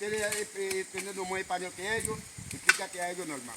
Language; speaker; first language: Spanish; non-native, local second language; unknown